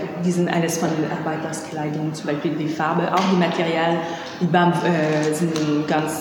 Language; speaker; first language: German; non-native, learner; French